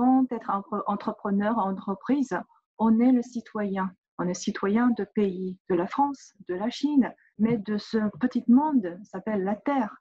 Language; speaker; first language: French; non-native, learner; Chinese